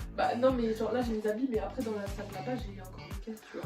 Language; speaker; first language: French; native; French